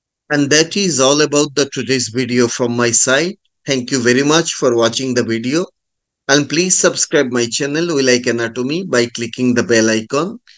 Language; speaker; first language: English; non-native, local second language; Bangla